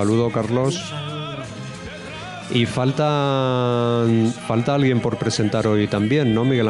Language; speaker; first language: Spanish; native; Spanish